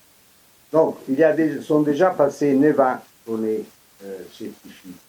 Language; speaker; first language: French; non-native, fluent; Italian